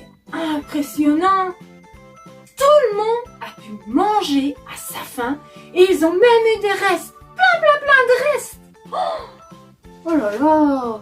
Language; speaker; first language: French; native; French